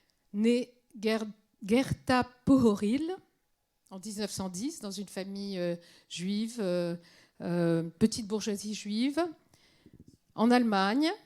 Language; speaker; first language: French; native; French